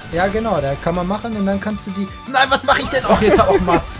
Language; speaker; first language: German; native; German